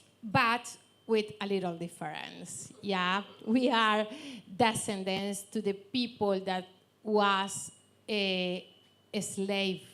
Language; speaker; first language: English; non-native, learner; Spanish